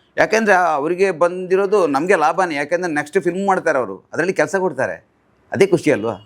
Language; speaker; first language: Kannada; non-native, local second language; Tulu